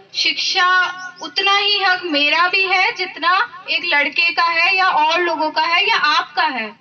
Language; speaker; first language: Hindi; native; Hindi